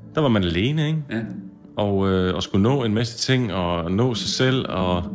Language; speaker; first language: Danish; native; Danish